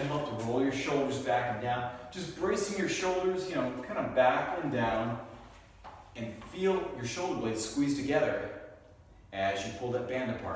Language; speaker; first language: English; native; English